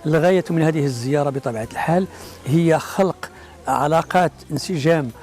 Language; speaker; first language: Arabic; native; Arabic